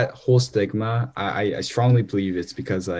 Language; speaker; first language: English; non-native, fluent; Korean